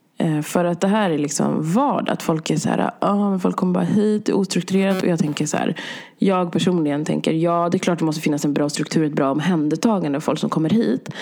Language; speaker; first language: Swedish; native; Swedish